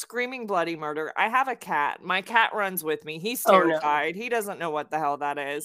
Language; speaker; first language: English; native; English